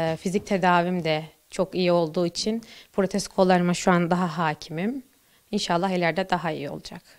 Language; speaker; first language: Turkish; native; Turkish